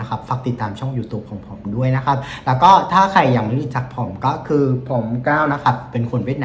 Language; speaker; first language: Thai; non-native, fluent; Vietnamese